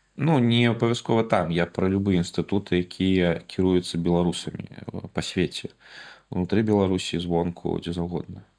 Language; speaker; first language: Belarusian; non-native, local second language; Russian